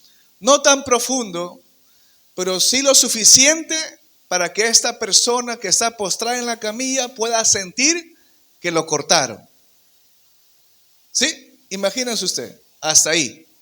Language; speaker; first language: Spanish; native; Spanish